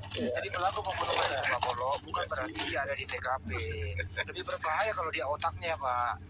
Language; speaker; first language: Indonesian; native; Indonesian